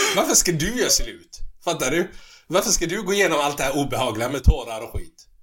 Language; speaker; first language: Swedish; early bilingual, other home language; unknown